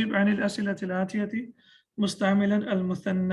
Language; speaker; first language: Arabic; non-native, fluent; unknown